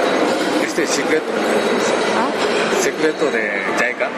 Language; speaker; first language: Spanish; non-native, learner; Japanese